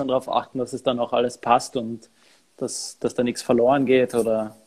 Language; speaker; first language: German; native; German